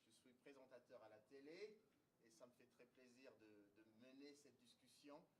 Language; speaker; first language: French; non-native, fluent; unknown